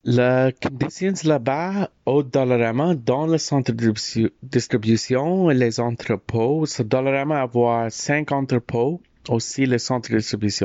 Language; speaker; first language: French; non-native, learner; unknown